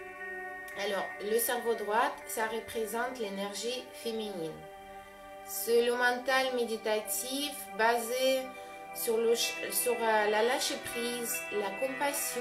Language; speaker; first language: French; non-native, fluent; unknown